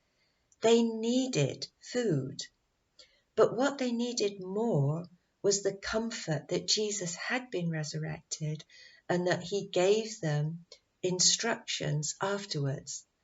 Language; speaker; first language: English; native; English